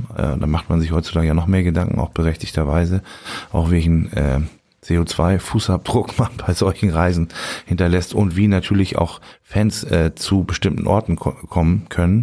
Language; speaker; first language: German; native; German